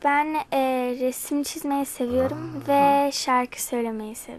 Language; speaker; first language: Turkish; early bilingual, other home language; English